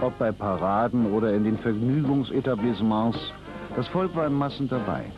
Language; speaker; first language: German; native; German